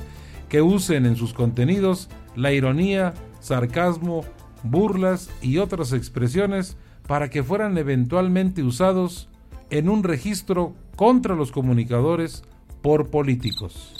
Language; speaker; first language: Spanish; native; Spanish